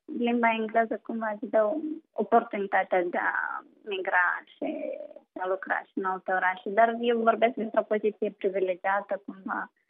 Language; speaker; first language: Romanian; native; Romanian